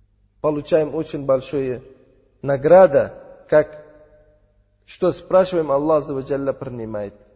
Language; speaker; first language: Russian; non-native, learner; Uzbek